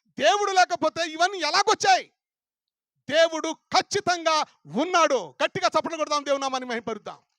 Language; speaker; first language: Telugu; non-native, local second language; Lambadi